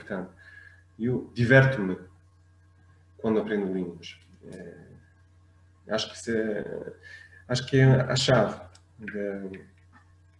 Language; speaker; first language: Portuguese; non-native, fluent; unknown